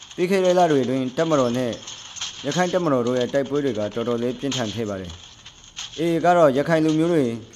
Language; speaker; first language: Burmese; non-native, local second language; Hakha Chin